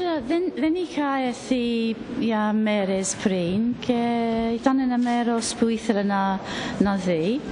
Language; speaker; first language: Greek; non-native, fluent; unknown